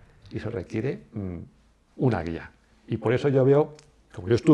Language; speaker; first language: Spanish; native; Spanish